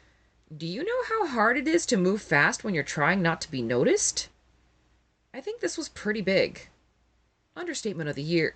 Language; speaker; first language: English; native; English